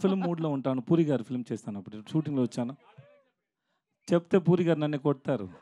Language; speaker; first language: Telugu; non-native, learner; Tamil